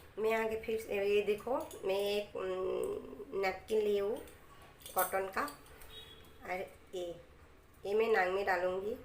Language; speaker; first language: Hindi; non-native, local second language; Bangla